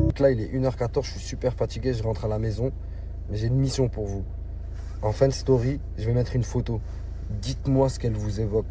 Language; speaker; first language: French; native; French